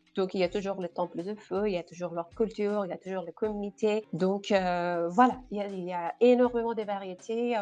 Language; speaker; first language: French; non-native, fluent; Persian